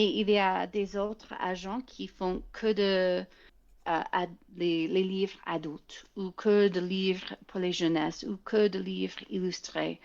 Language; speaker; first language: French; non-native, fluent; English